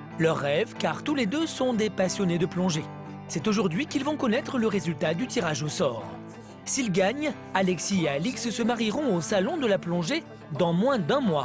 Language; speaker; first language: French; native; French